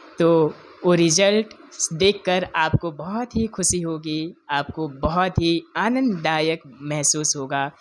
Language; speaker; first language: Hindi; non-native, local second language; Odia